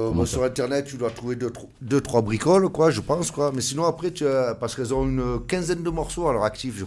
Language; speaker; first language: French; native; French